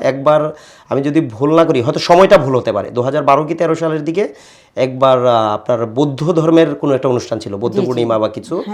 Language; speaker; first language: Bangla; native; Bangla